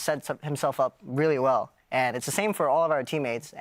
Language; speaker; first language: English; native; English